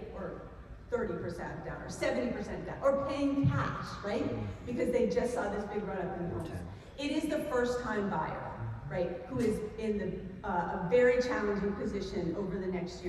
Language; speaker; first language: English; native; English